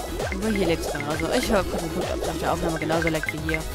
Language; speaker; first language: German; native; German